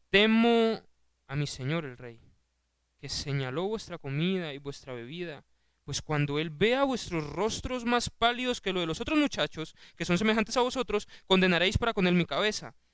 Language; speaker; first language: Spanish; native; Spanish